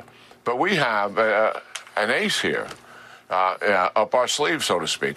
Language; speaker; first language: English; native; English